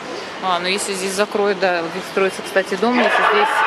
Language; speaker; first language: Russian; native; Russian